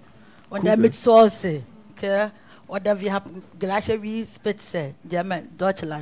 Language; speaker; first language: German; non-native, learner; Akan